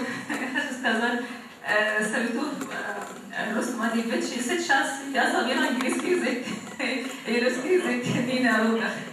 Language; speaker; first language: Russian; non-native, learner; Arabic